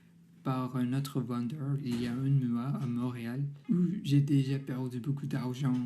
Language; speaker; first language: French; non-native, learner; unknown